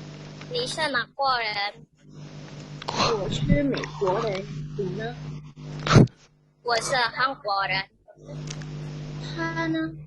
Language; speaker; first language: Chinese; non-native, learner; Indonesian